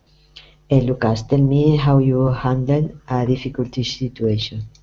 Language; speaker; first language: English; non-native, learner; Spanish